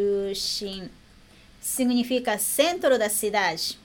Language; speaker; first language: Portuguese; non-native, learner; Japanese